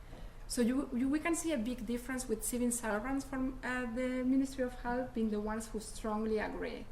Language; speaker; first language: English; non-native, fluent; Spanish